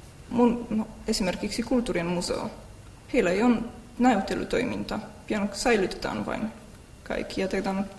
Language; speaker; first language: Finnish; non-native, fluent; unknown